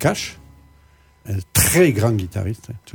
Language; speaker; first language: French; native; French